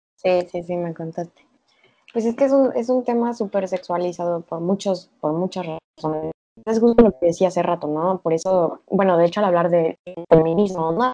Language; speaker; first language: Spanish; native; Spanish